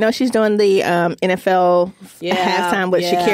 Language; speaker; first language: English; native; English